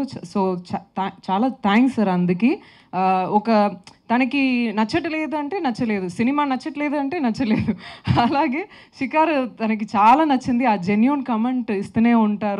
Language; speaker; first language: Telugu; non-native, local second language; Tamil